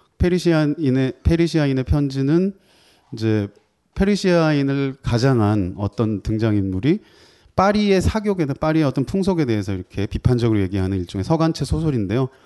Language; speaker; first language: Korean; native; Korean